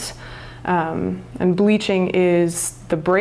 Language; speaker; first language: English; native; English